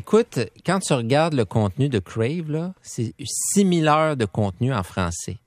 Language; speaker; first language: French; native; French